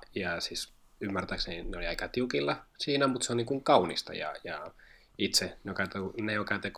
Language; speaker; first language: Finnish; non-native, fluent; Spanish